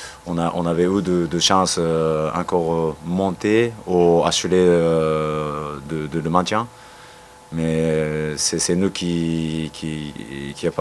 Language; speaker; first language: French; non-native, learner; Japanese